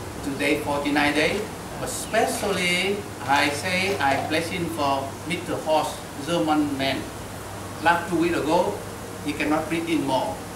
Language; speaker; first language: English; non-native, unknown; Vietnamese